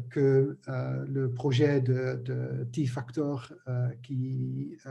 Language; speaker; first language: French; non-native, learner; Dutch